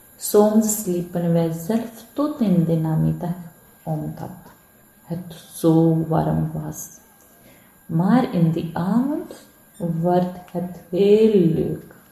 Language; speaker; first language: Dutch; non-native, learner; Hindi